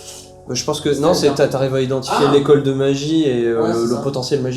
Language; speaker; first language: French; native; French